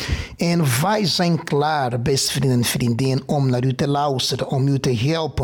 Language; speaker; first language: Dutch; non-native, fluent; Portuguese